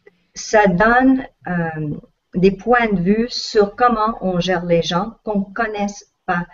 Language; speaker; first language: French; non-native, local second language; English